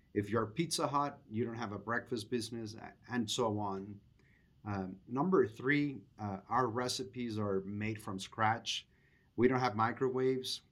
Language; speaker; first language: English; non-native, fluent; Spanish